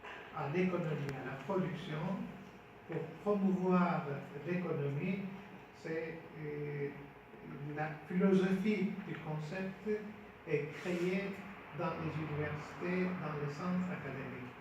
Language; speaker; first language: French; non-native, fluent; Turkish